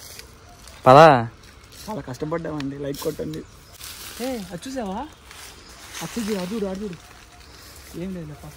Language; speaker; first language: Telugu; native; Telugu